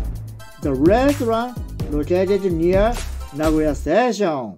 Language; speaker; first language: English; non-native, learner; Japanese